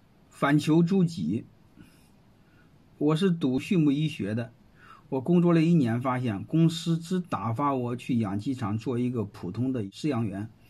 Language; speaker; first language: Chinese; native; Chinese